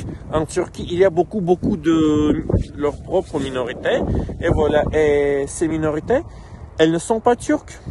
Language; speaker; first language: French; non-native, fluent; Russian